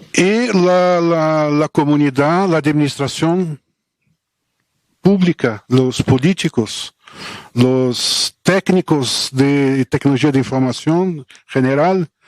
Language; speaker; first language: Spanish; non-native, fluent; Portuguese